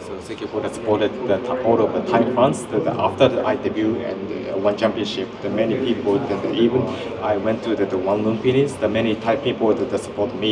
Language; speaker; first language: English; non-native, fluent; Japanese